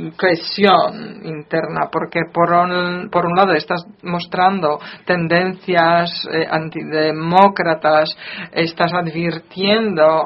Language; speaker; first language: Spanish; non-native, fluent; Polish